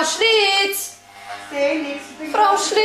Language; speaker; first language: German; non-native, fluent; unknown